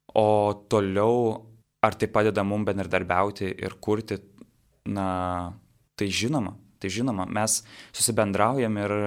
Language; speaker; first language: Lithuanian; native; Lithuanian